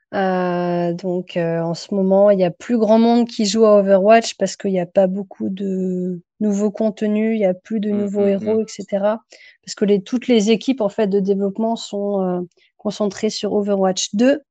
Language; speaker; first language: French; native; French